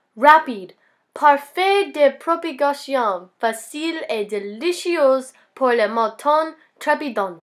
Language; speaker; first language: French; non-native, learner; English